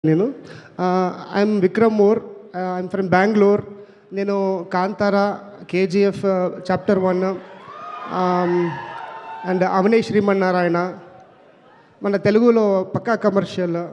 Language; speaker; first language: Telugu; non-native, learner; Kannada